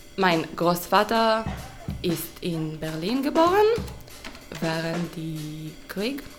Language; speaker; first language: German; non-native, learner; Hebrew